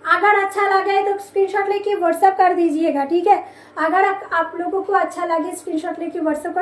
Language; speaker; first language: Hindi; non-native, local second language; Bangla